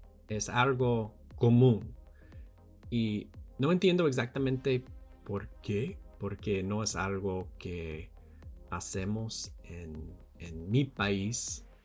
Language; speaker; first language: Spanish; non-native, learner; English